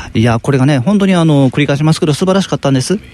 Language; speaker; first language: Japanese; native; Japanese